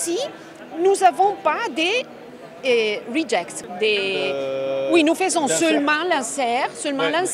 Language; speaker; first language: French; non-native, fluent; Italian